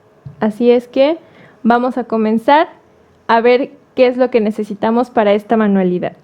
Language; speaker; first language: Spanish; native; Spanish